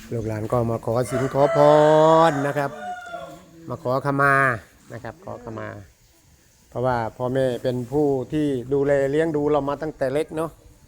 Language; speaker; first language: Thai; native; Thai